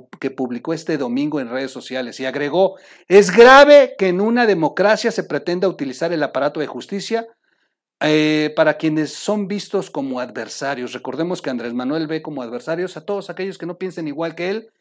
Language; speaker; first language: Spanish; native; Spanish